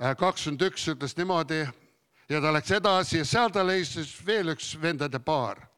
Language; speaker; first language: Estonian; non-native, fluent; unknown